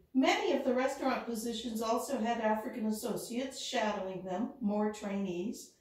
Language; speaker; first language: English; native; English